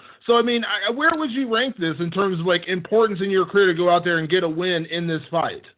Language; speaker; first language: English; native; English